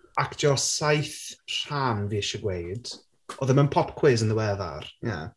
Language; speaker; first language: Welsh; native; Welsh